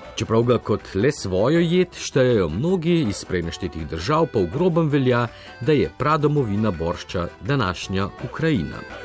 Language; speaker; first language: Slovenian; native; Slovenian